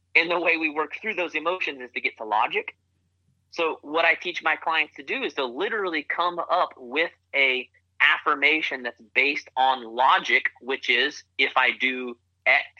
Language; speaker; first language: English; native; English